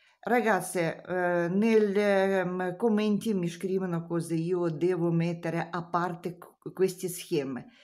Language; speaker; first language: Italian; non-native, learner; Russian